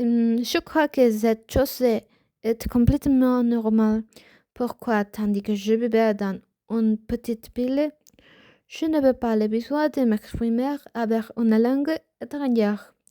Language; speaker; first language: French; non-native, learner; Spanish